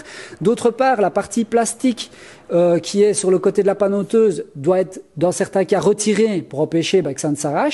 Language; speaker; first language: French; native; French